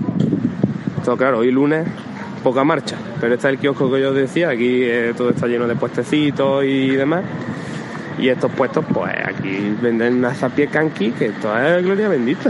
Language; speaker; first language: Spanish; native; Spanish